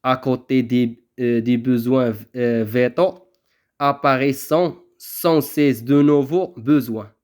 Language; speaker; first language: French; non-native, local second language; Arabic